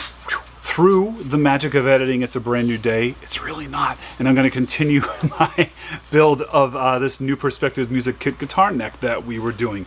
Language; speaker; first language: English; native; English